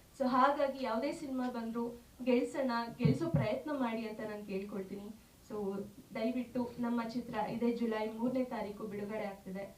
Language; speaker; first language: Kannada; native; Kannada